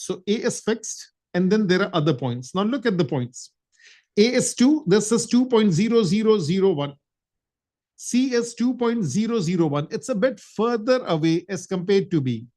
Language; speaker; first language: English; non-native, local second language; Urdu